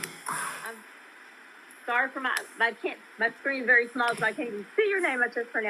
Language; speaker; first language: English; native; English